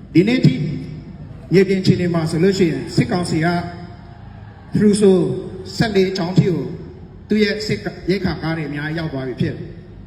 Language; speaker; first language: Burmese; non-native, local second language; Western Kayah